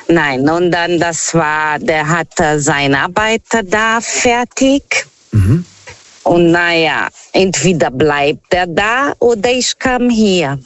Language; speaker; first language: German; non-native, fluent; Portuguese